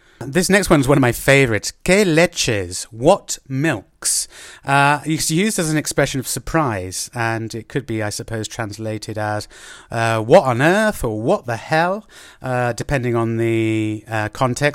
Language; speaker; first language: English; native; English